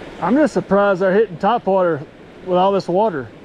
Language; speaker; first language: English; native; English